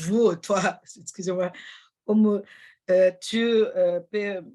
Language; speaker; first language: French; non-native, fluent; Portuguese